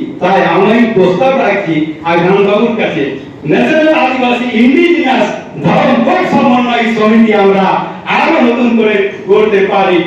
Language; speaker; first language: Bangla; non-native, local second language; Santali